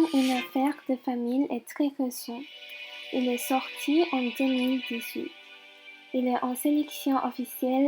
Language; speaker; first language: French; non-native, fluent; Chinese